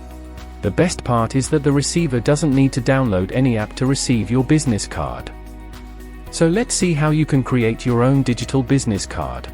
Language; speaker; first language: English; non-native, local second language; Hindi